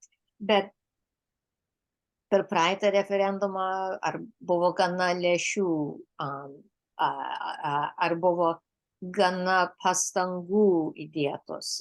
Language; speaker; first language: Lithuanian; early bilingual, heritage; Lithuanian